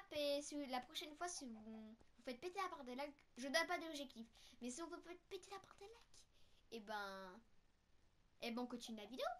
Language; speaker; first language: French; native; French